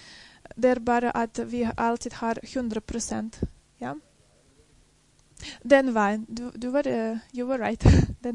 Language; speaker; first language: Swedish; non-native, fluent; Russian